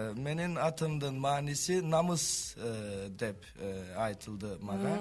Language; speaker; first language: Kyrgyz; non-native, learner; Turkish